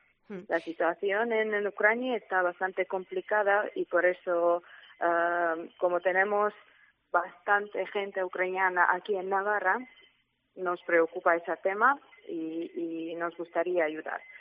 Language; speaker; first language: Spanish; non-native, fluent; Ukrainian